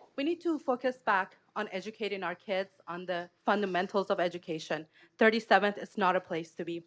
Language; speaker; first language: English; non-native, fluent; Persian